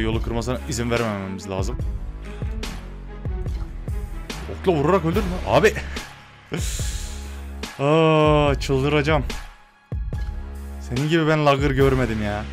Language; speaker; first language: Turkish; native; Turkish